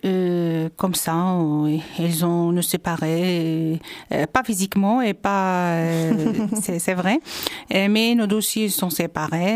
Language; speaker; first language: French; non-native, local second language; Arabic